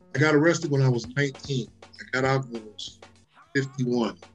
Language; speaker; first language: English; native; English